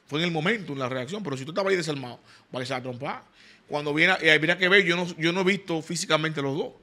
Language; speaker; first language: Spanish; native; Spanish